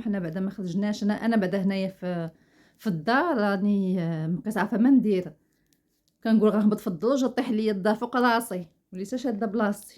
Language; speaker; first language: Arabic; native; Arabic